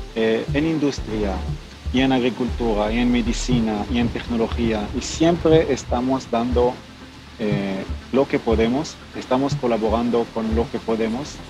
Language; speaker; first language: Spanish; non-native, fluent; Hebrew